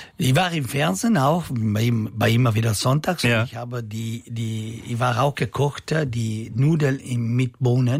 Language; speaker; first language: German; non-native, local second language; Italian